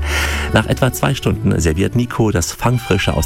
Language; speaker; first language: German; native; German